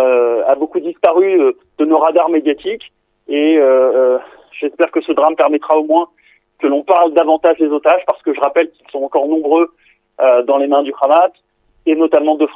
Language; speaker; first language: French; native; French